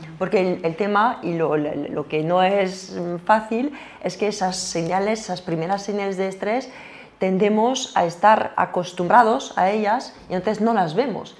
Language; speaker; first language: Spanish; non-native, fluent; French